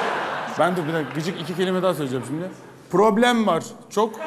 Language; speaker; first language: Turkish; native; Turkish